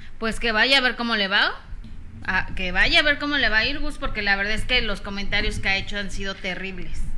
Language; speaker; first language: Spanish; native; Spanish